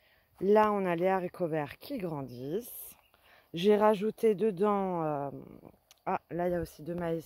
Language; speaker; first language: French; native; French